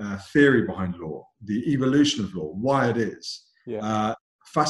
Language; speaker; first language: English; native; English